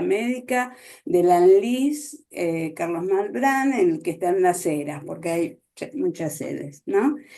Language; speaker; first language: Spanish; native; Spanish